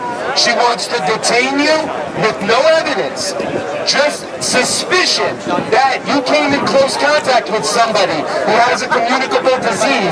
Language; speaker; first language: English; native; English